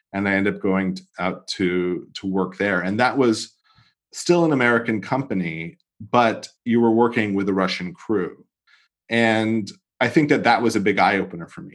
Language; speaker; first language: English; native; English